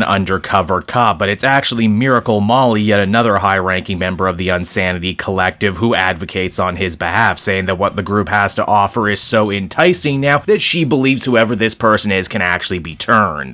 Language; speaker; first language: English; native; English